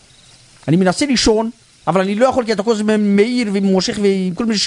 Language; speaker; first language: Hebrew; native; Hebrew